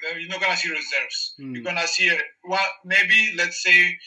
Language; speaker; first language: English; non-native, fluent; Greek